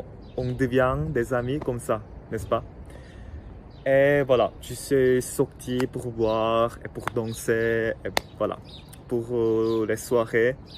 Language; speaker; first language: French; non-native, fluent; Korean